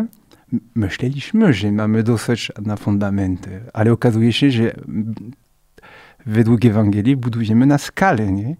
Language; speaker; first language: Polish; non-native, fluent; French